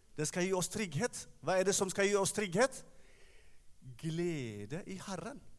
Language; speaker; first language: Norwegian; non-native, fluent; Tigrinya